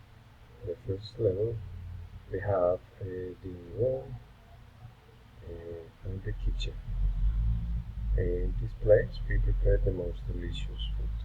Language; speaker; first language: English; non-native, learner; Spanish